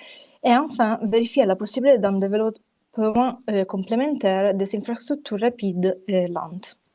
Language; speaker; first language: French; non-native, fluent; Italian